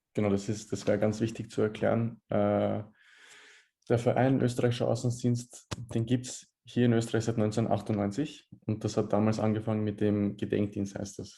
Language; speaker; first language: German; early bilingual, other home language; Bosnian